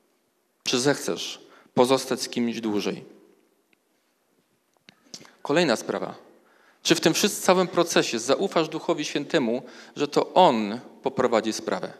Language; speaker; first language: Polish; native; Polish